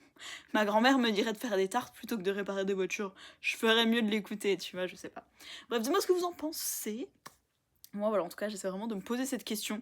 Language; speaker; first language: French; native; French